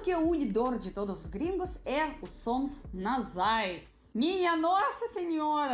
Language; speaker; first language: Portuguese; non-native, fluent; Russian